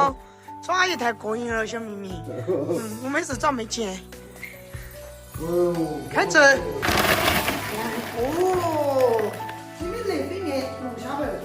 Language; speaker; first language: Chinese; native; Chinese